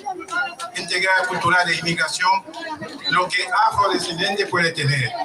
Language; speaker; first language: Spanish; non-native, learner; Haitian Creole